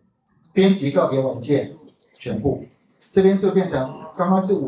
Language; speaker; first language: Chinese; native; Chinese